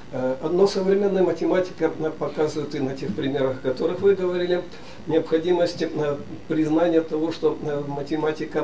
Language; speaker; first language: Russian; native; Russian